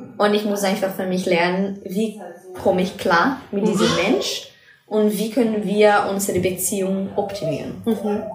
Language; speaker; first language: German; non-native, fluent; Portuguese